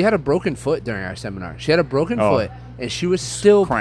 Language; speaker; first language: English; native; English